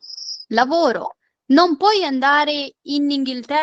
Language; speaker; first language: Italian; non-native, fluent; Urdu